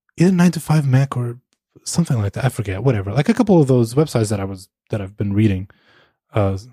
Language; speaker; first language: English; non-native, fluent; Portuguese